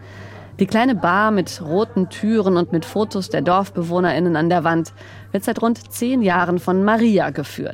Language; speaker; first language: German; native; German